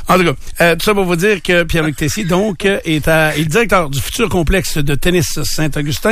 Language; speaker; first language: French; native; French